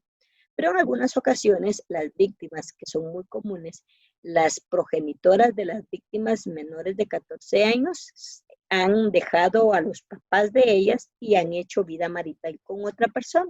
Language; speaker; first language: Spanish; native; Spanish